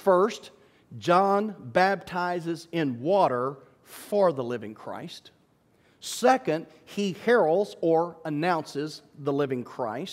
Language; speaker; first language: English; native; English